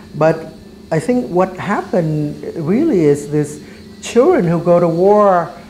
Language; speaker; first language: English; early bilingual, other home language; Vietnamese